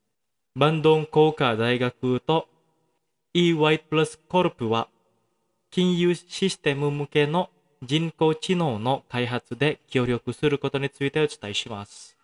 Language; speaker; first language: Japanese; non-native, fluent; Indonesian